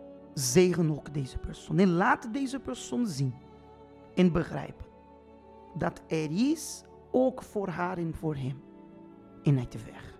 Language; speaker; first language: Dutch; non-native, fluent; Portuguese